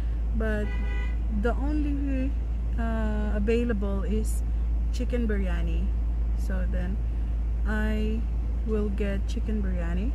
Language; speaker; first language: English; non-native, local second language; Filipino